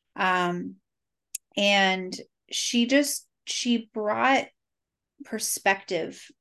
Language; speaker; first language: English; native; English